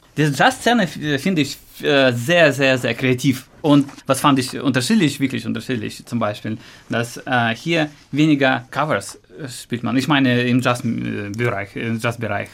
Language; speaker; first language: German; non-native, learner; Russian